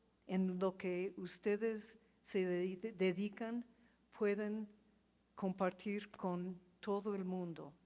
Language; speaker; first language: Spanish; non-native, fluent; English